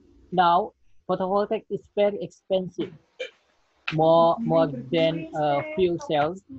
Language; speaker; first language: English; non-native, learner; Indonesian